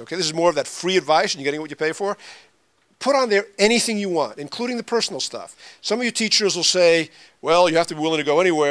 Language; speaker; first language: English; native; English